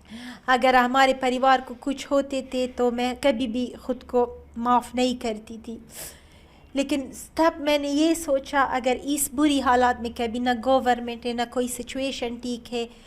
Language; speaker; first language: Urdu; non-native, learner; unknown